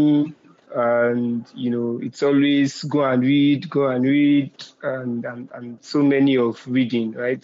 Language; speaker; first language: English; non-native, local second language; Yoruba